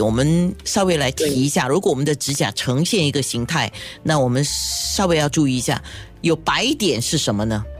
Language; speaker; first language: Chinese; native; Chinese